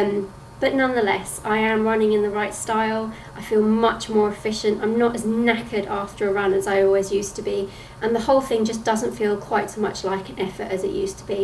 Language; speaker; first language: English; native; English